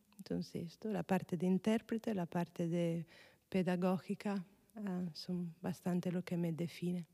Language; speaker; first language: Spanish; non-native, fluent; Italian